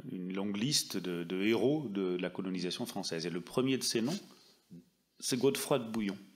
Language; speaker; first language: French; native; French